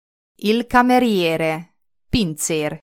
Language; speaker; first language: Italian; non-native, fluent; Hungarian